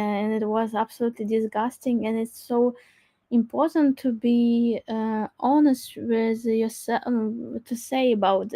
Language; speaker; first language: English; non-native, learner; Crimean Tatar